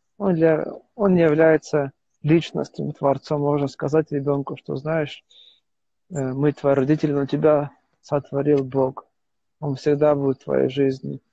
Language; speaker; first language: Russian; non-native, local second language; Armenian